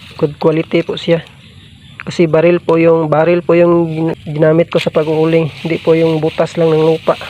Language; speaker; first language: Filipino; non-native, local second language; Cebuano